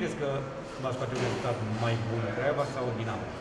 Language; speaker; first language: Romanian; native; Romanian